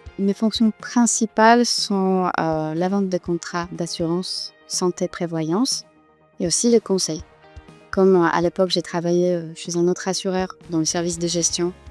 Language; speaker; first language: French; non-native, fluent; Polish